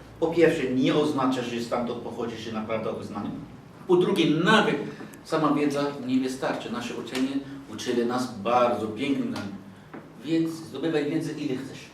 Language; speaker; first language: Polish; non-native, fluent; Arabic